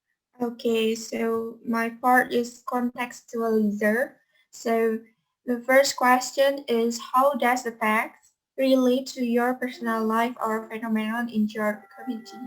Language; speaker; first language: English; non-native, fluent; Indonesian